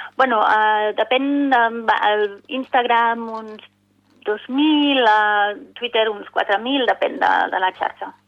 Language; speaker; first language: Catalan; non-native, fluent; German